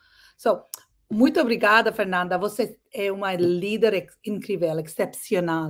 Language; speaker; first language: Portuguese; non-native, learner; English